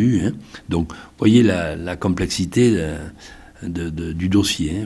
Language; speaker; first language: French; native; French